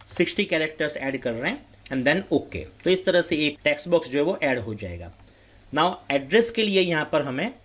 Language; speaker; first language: Hindi; non-native, local second language; Gujarati